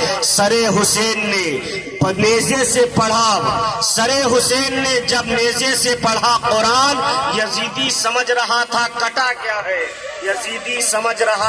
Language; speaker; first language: Urdu; native; Urdu